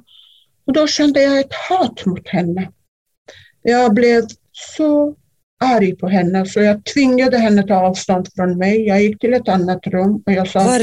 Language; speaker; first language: Swedish; non-native, fluent; Kurdish